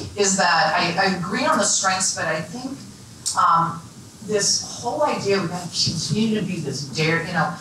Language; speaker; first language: English; native; English